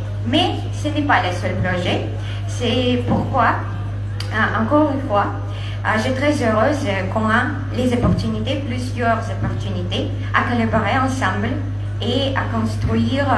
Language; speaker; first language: French; non-native, learner; Russian